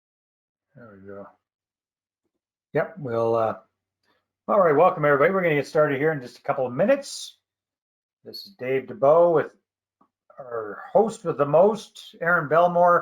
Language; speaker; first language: English; native; English